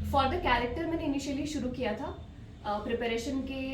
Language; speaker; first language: Hindi; native; Hindi